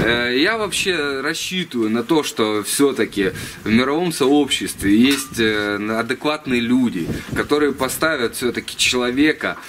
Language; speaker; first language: Russian; native; Russian